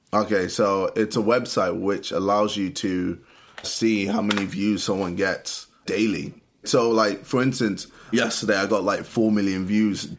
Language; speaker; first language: English; native; English